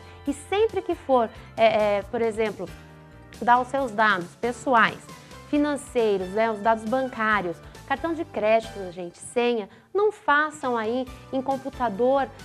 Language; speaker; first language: Portuguese; native; Portuguese